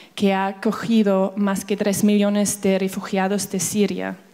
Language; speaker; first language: Spanish; non-native, fluent; German